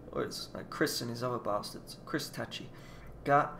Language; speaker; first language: English; native; English